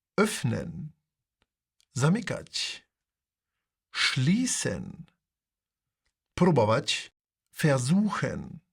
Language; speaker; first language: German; non-native, fluent; Polish